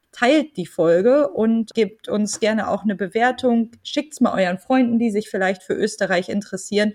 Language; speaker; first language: German; native; German